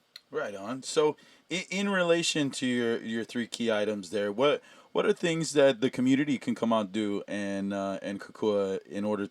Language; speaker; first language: English; native; English